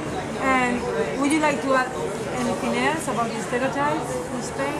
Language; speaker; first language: English; non-native, fluent; Spanish